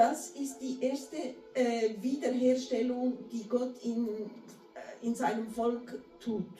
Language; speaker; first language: German; non-native, fluent; Portuguese